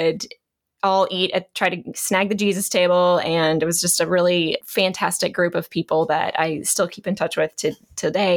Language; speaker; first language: English; native; English